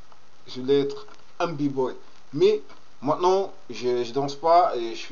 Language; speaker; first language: French; non-native, learner; Portuguese